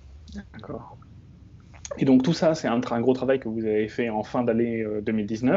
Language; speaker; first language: French; native; French